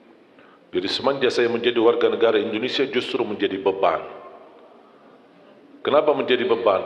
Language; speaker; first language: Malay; non-native, fluent; Arabic